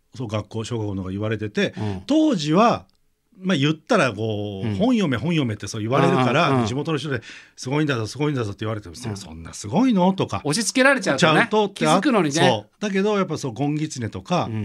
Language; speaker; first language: Japanese; native; Japanese